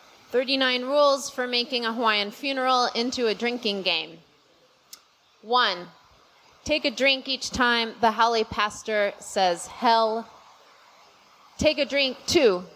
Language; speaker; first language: English; native; English